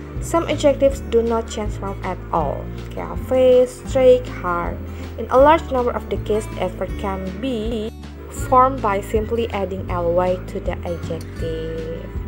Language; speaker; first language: English; non-native, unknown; Indonesian